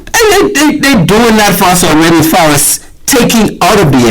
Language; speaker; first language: English; native; English